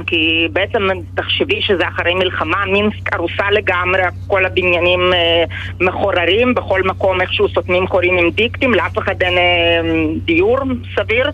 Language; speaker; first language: Hebrew; early bilingual, other home language; Russian